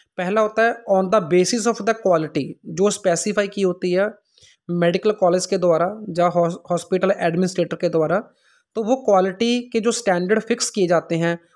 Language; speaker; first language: Hindi; non-native, local second language; Punjabi